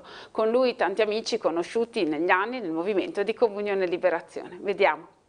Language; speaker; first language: Italian; native; Italian